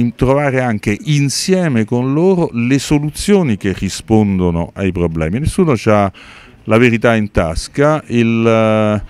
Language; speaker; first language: Italian; native; Italian